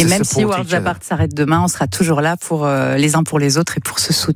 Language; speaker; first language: French; native; French